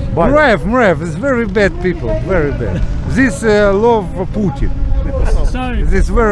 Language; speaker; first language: English; non-native, learner; Ukrainian